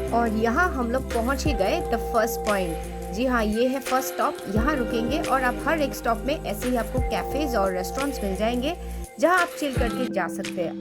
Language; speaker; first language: Hindi; non-native, local second language; Assamese